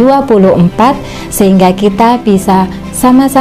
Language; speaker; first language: Indonesian; native; Indonesian